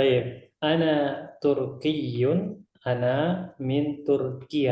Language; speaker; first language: Arabic; non-native, fluent; Indonesian